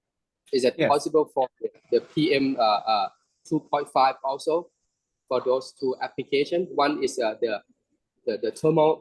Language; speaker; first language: English; non-native, learner; Thai